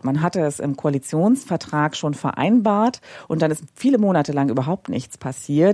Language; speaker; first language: German; native; German